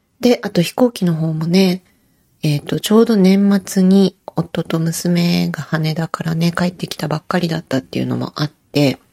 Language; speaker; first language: Japanese; native; Japanese